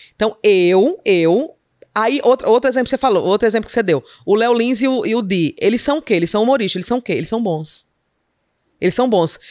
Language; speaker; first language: Portuguese; native; Portuguese